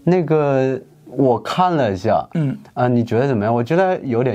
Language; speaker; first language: Chinese; native; Chinese